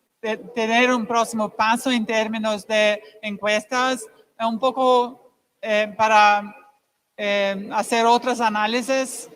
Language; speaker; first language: Spanish; non-native, fluent; Portuguese